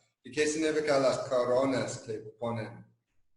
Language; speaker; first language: Spanish; non-native, fluent; English